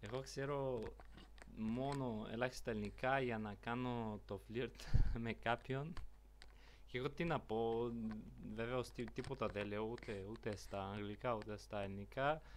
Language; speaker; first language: Greek; non-native, learner; Bulgarian